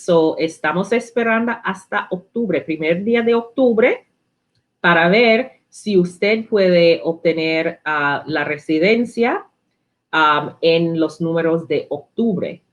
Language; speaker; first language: Spanish; non-native, learner; English